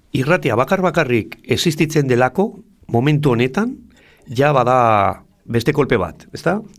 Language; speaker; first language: Basque; non-native, local second language; Spanish